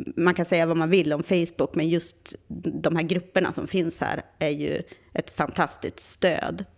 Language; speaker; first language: Swedish; native; Swedish